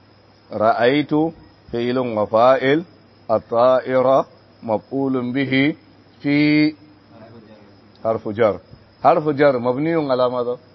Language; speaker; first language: Arabic; non-native, fluent; Hausa